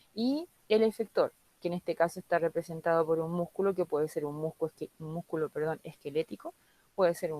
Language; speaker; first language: Spanish; native; Spanish